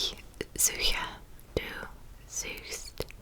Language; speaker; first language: German; non-native, learner; English